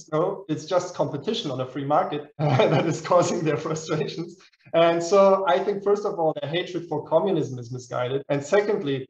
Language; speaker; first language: English; non-native, fluent; German